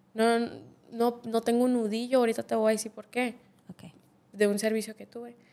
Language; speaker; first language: Spanish; native; Spanish